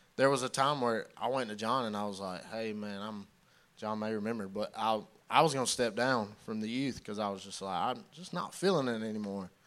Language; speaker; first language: English; native; English